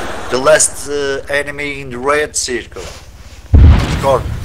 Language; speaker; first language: English; non-native, learner; Portuguese